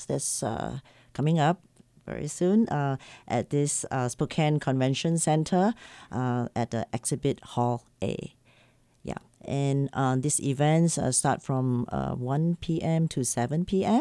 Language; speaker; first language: English; non-native, local second language; Chinese